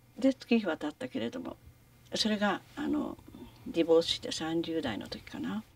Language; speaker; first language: Japanese; early bilingual, other home language; English